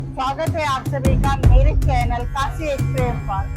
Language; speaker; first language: Hindi; native; Hindi